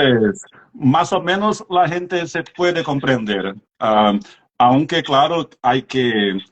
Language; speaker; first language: Spanish; non-native, fluent; Portuguese